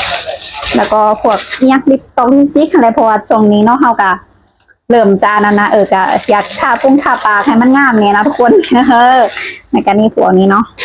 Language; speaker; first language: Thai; non-native, local second language; Lao